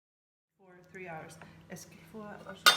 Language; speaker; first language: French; non-native, learner; English